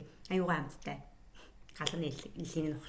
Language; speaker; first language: Mongolian; native; Mongolian